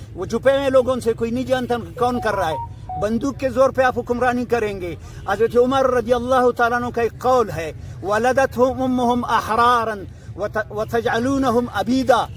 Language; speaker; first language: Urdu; non-native, local second language; Pashto